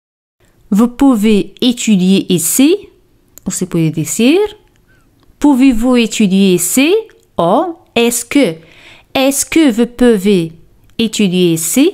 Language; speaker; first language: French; non-native, fluent; Spanish